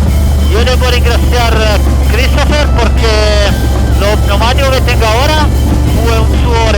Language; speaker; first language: Spanish; non-native, learner; Italian